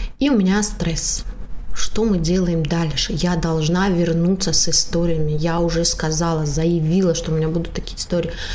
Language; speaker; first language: Russian; non-native, local second language; Tajik